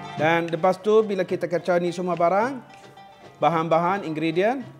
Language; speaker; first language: English; non-native, local second language; Arabic